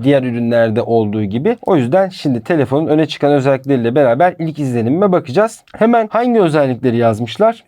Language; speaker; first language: Turkish; native; Turkish